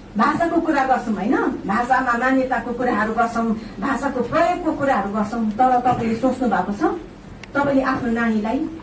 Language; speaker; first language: Nepali; native; Nepali